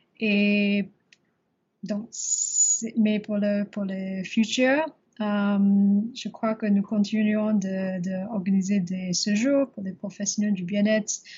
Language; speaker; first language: French; non-native, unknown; English